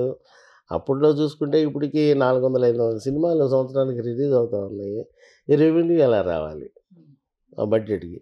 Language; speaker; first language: Telugu; native; Telugu